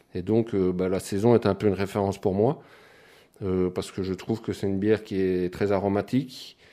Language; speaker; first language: French; native; French